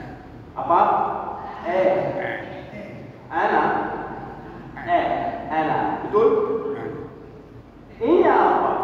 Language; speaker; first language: Indonesian; non-native, learner; Arabic